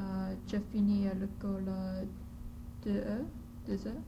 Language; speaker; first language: French; non-native, learner; English